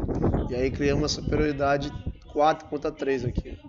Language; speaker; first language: Portuguese; native; Portuguese